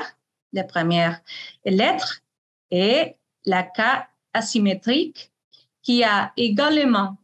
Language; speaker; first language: French; non-native, fluent; Spanish